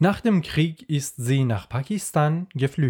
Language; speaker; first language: German; non-native, learner; Persian